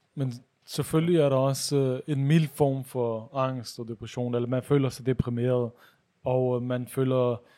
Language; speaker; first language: Danish; early bilingual, other home language; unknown